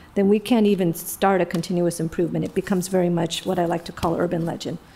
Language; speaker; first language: English; native; English